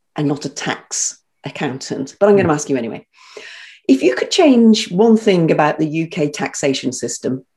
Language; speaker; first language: English; native; English